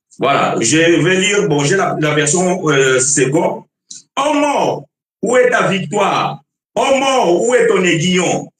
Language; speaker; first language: French; non-native, fluent; Portuguese